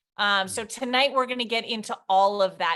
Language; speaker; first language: English; native; English